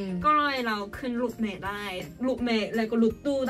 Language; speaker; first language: Thai; non-native, learner; Korean